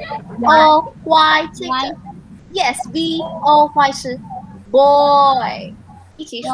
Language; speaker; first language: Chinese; non-native, learner; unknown